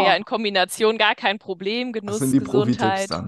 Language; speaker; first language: German; native; German